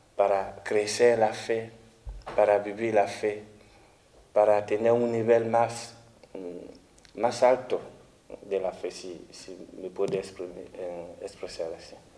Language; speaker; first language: Spanish; non-native, fluent; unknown